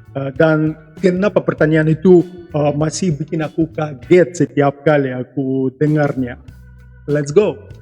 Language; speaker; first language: Indonesian; non-native, fluent; Russian